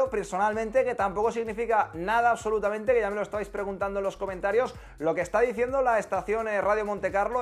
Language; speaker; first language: Spanish; native; Spanish